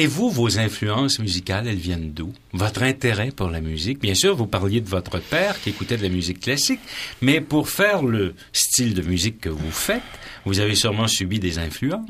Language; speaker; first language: French; native; French